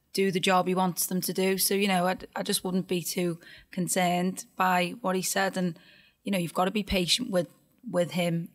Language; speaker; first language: English; native; English